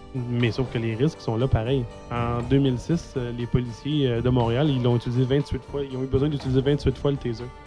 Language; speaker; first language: French; native; French